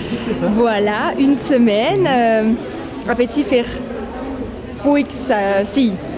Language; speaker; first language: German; non-native, learner; French